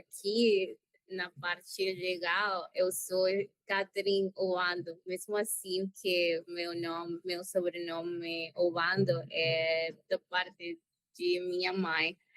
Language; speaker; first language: Portuguese; non-native, learner; Spanish